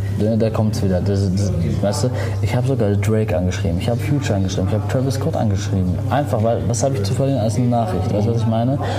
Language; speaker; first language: German; early bilingual, other home language; Arabic